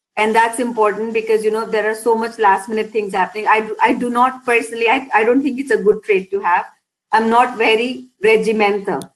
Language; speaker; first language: English; non-native, local second language; Hindi